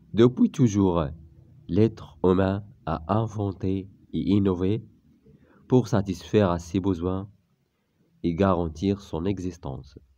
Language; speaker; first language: French; non-native, local second language; Arabic